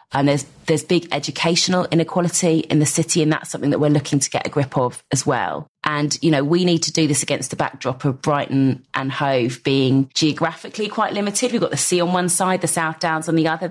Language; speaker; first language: English; native; English